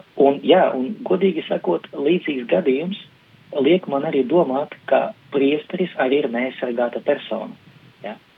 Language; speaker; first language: Latvian; non-native, local second language; Russian